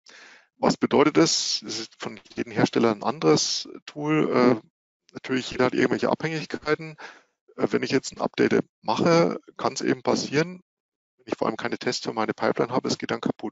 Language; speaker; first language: German; native; German